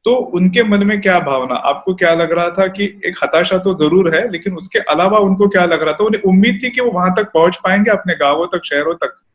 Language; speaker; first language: Hindi; non-native, local second language; Marathi